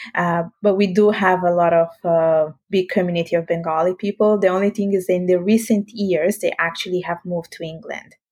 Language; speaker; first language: English; non-native, fluent; Italian